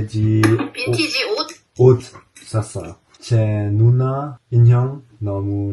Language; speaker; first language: Korean; non-native, learner; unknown